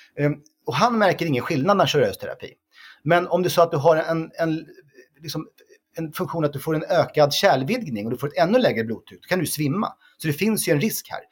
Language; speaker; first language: Swedish; native; Swedish